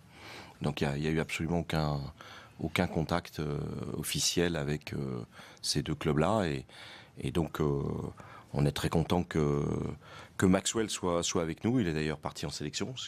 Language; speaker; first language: French; native; French